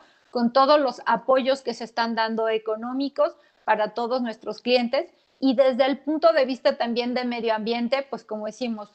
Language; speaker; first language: Spanish; native; Spanish